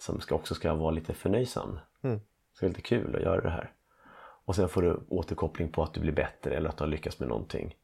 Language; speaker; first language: Swedish; native; Swedish